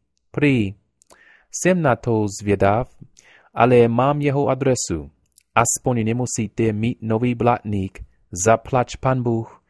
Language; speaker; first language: Czech; non-native, learner; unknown